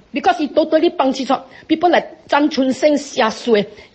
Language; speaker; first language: English; non-native, local second language; Min Nan Chinese